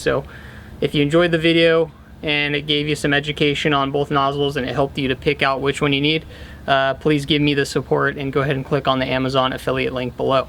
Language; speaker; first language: English; native; English